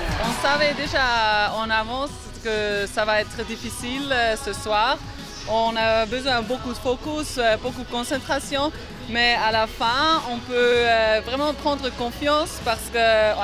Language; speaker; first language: French; non-native, fluent; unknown